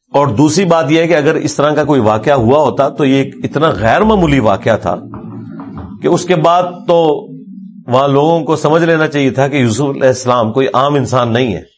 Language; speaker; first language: Urdu; non-native, local second language; Punjabi